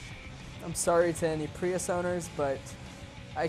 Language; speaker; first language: English; native; English